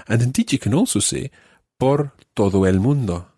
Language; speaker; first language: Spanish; non-native, fluent; English